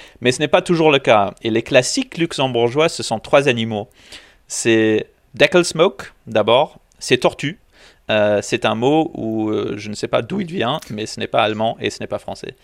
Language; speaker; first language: French; non-native, local second language; English